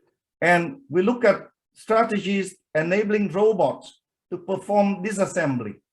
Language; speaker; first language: English; non-native, fluent; Vietnamese